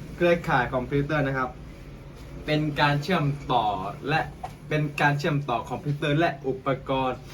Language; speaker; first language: Thai; native; Thai